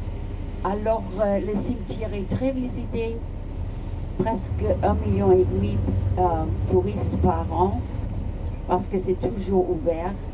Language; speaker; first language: French; non-native, fluent; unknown